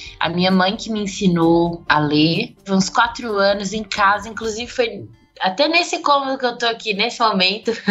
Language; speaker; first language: Portuguese; native; Portuguese